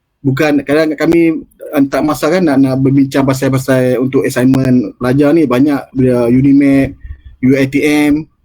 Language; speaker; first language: Malay; native; Malay